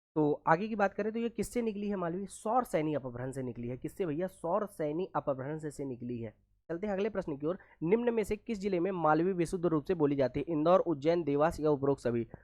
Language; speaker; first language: Hindi; native; Hindi